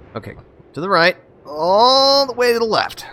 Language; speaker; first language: English; native; English